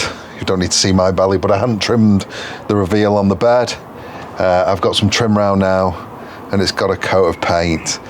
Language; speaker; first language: English; native; English